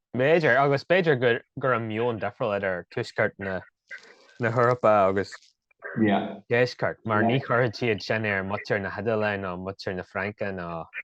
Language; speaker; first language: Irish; native; Irish